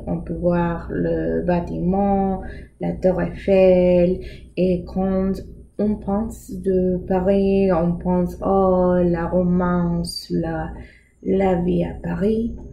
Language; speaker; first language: French; non-native, learner; English